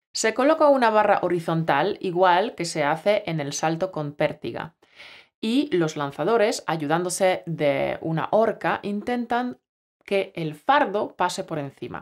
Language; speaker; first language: Spanish; native; Spanish